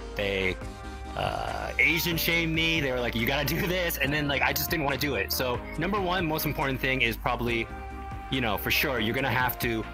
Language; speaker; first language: English; native; English